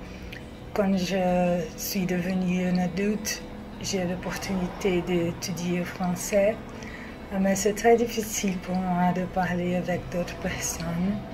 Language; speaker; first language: French; non-native, learner; Portuguese